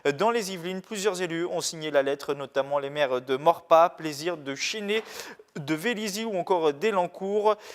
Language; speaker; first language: French; native; French